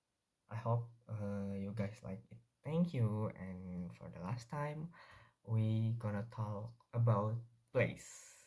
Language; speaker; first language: English; non-native, learner; Indonesian